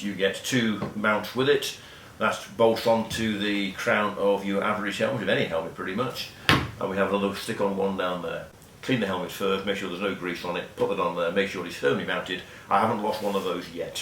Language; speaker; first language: English; native; English